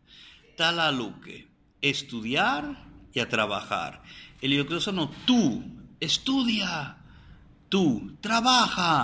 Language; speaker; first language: Finnish; non-native, fluent; Spanish